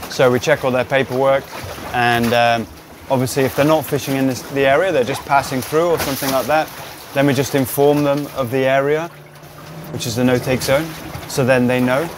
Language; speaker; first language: English; native; English